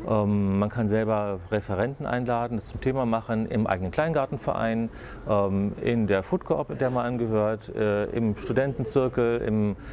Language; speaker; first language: German; native; German